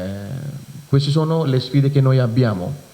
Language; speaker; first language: Italian; non-native, fluent; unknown